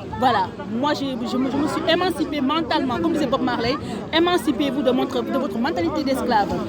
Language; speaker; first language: French; non-native, local second language; Wolof